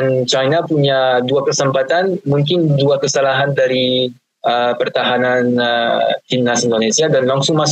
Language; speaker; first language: Indonesian; non-native, fluent; French